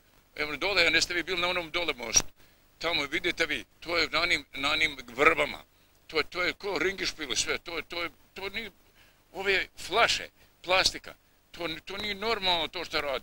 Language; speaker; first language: Bosnian; native; Bosnian